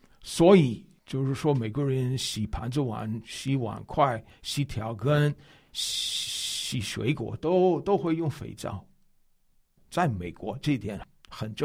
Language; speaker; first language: Chinese; non-native, fluent; English